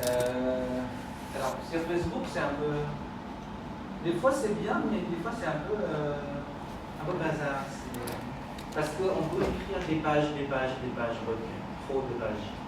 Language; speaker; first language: French; non-native, fluent; Khmer